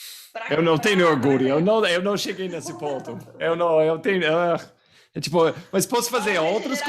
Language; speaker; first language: Portuguese; non-native, fluent; English